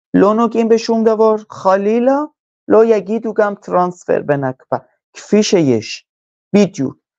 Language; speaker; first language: Hebrew; non-native, fluent; Persian